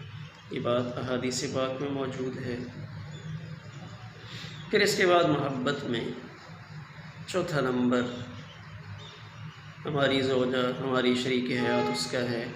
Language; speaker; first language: Urdu; native; Urdu